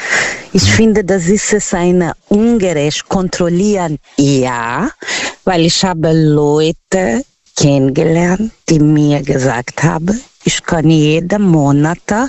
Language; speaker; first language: German; non-native, learner; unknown